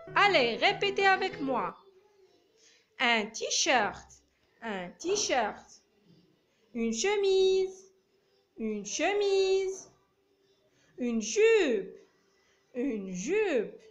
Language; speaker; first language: French; non-native, local second language; Arabic